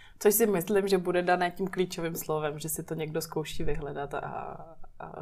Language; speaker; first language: Czech; native; Czech